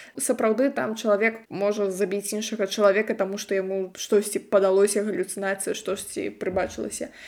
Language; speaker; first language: Belarusian; non-native, local second language; Russian